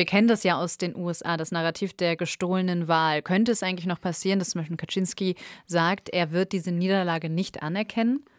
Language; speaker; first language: German; native; German